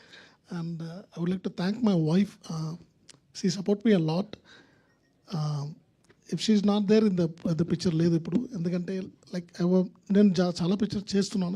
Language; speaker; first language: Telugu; non-native, learner; Tamil